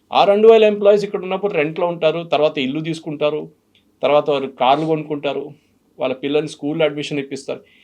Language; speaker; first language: Telugu; non-native, fluent; Malayalam